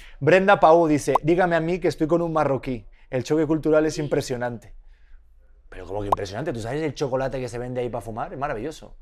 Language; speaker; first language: Spanish; native; Spanish